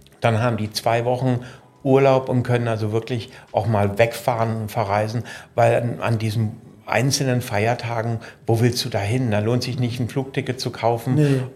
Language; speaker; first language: German; native; German